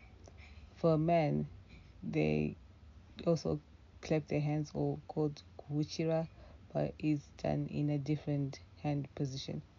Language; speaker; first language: English; non-native, local second language; Shona